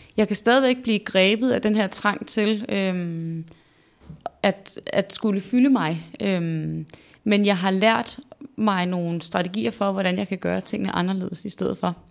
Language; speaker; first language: Danish; native; Danish